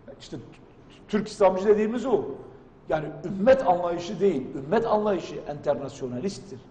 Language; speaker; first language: Turkish; non-native, local second language; Kurdish